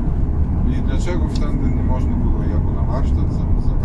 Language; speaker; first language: Polish; non-native, learner; Russian